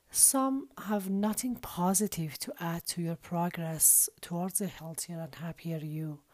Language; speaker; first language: English; non-native, fluent; Persian